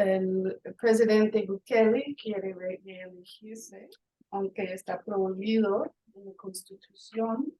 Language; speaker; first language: Spanish; non-native, fluent; English